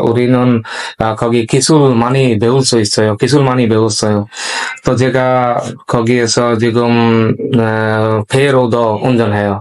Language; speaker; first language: Korean; non-native, learner; Bangla